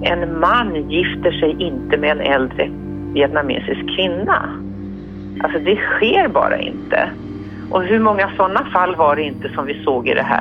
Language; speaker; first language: Swedish; native; Swedish